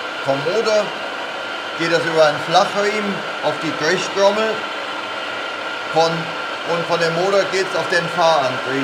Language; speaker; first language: German; native; German